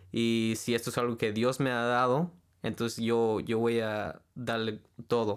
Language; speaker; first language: Spanish; early bilingual, heritage; Spanish